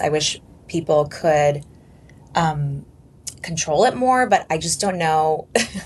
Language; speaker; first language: English; native; English